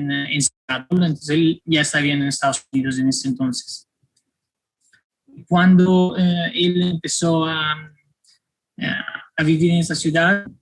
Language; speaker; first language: Spanish; non-native, fluent; Italian